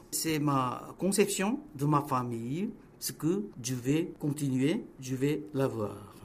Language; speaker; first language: French; non-native, fluent; Korean